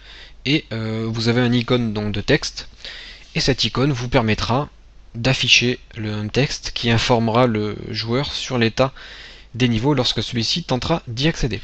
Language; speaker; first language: French; native; French